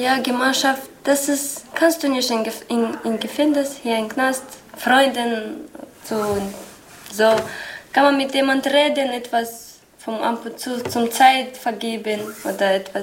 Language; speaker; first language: German; non-native, learner; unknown